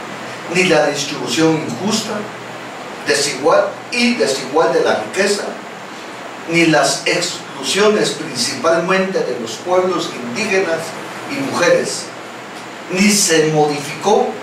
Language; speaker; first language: Spanish; native; Spanish